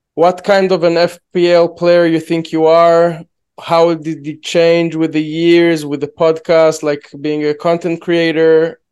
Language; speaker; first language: English; non-native, fluent; Hebrew